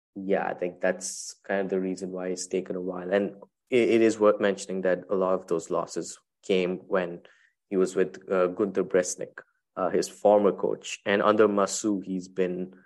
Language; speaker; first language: English; non-native, local second language; Tamil